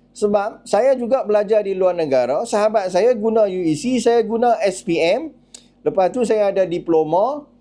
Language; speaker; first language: Malay; native; Malay